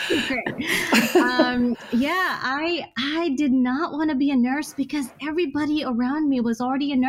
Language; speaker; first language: English; non-native, local second language; Hiligaynon